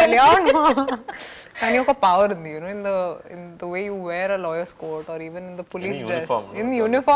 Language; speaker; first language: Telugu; non-native, local second language; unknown